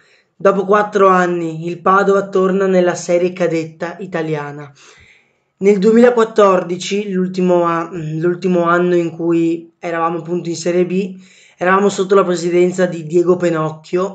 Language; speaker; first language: Italian; native; Italian